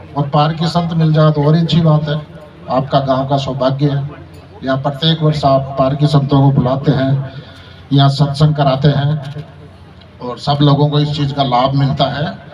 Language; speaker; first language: Hindi; native; Hindi